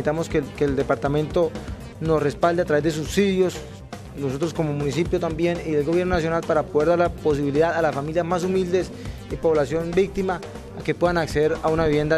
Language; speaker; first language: Spanish; native; Spanish